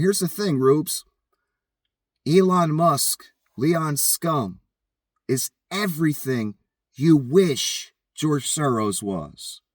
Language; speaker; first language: English; native; English